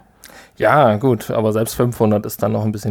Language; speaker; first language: German; native; German